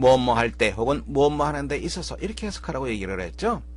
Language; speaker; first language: Korean; native; Korean